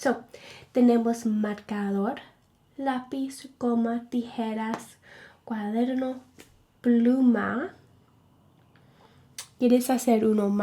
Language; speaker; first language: Spanish; non-native, learner; English